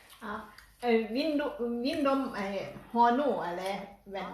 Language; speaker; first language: Swedish; non-native, learner; Thai